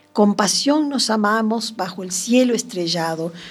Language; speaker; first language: Spanish; native; Spanish